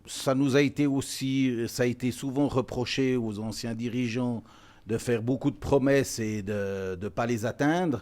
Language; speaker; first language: French; native; French